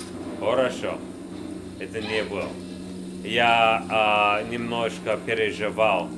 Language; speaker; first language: Russian; non-native, learner; English